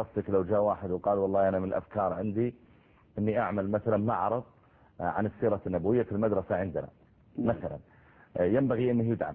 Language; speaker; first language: Arabic; native; Arabic